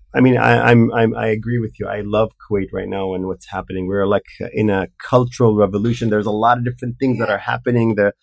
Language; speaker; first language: English; non-native, fluent; Arabic